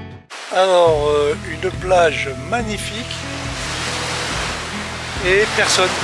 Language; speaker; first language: French; native; French